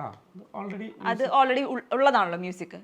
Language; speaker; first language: Malayalam; native; Malayalam